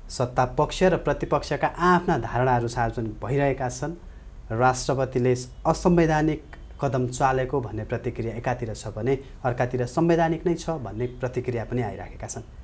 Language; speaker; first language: Nepali; native; Nepali